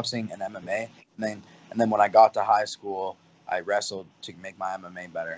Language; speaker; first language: English; native; English